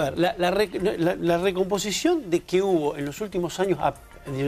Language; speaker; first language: Spanish; native; Spanish